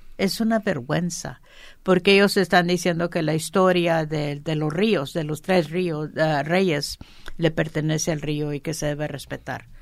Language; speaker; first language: Spanish; early bilingual, heritage; Spanish